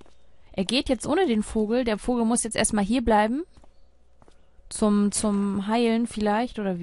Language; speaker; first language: German; native; German